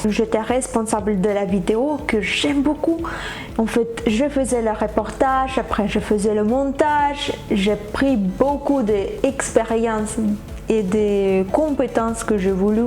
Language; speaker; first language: French; non-native, fluent; Ukrainian